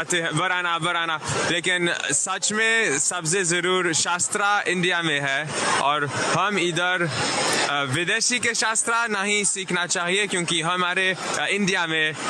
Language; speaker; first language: Hindi; non-native, learner; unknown